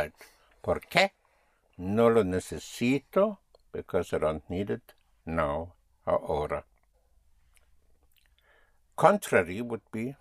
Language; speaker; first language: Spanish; non-native, fluent; English